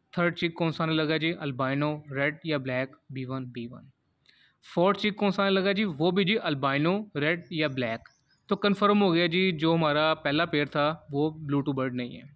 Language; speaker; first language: Urdu; non-native, local second language; Punjabi